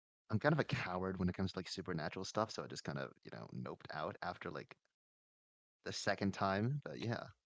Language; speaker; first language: English; native; English